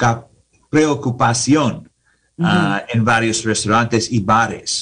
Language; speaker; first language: Spanish; non-native, learner; English